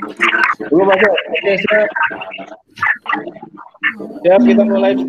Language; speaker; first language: Indonesian; native; Indonesian